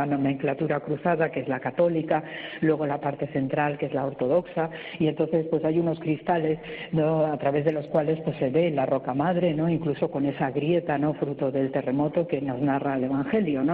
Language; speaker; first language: Spanish; native; Spanish